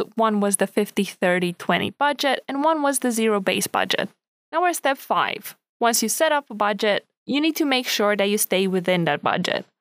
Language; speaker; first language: English; non-native, fluent; Romanian